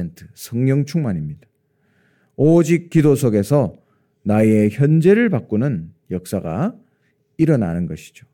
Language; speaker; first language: Korean; native; Korean